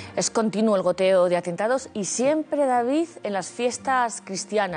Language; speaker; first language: Spanish; native; Spanish